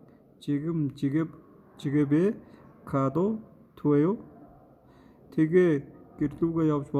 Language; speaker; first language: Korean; non-native, fluent; Mongolian